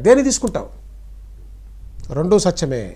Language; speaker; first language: Telugu; native; Telugu